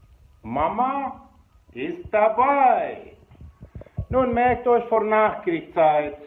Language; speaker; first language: German; non-native, fluent; Persian